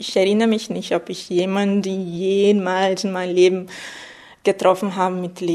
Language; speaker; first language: German; non-native, fluent; Portuguese